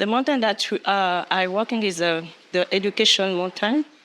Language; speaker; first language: English; non-native, learner; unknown